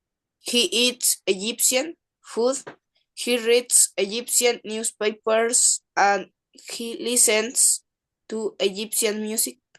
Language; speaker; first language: English; non-native, learner; Spanish